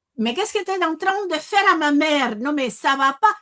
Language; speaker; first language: French; non-native, fluent; Spanish